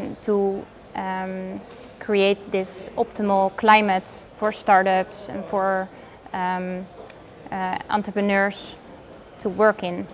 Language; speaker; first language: English; non-native, fluent; Dutch